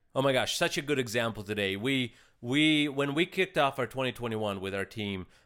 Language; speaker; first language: English; early bilingual, other home language; Russian